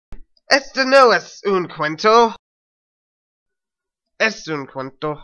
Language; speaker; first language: Spanish; non-native, learner; English